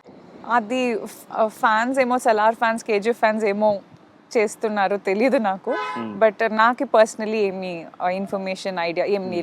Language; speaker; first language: Telugu; non-native, learner; Kannada